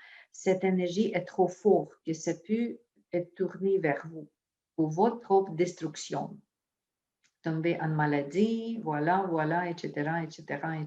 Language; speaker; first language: French; non-native, fluent; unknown